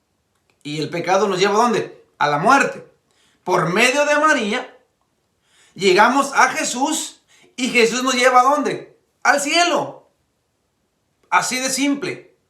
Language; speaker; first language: Spanish; native; Spanish